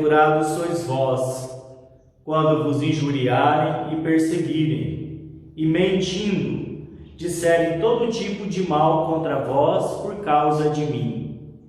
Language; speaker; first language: Portuguese; native; Portuguese